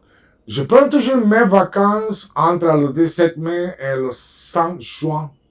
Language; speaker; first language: French; non-native, fluent; Spanish